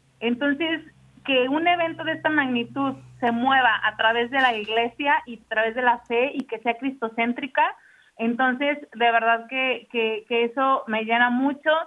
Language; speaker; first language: Spanish; native; Spanish